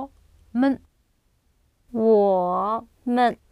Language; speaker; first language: Chinese; non-native, learner; English